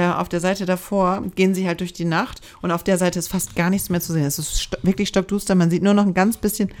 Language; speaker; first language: German; native; German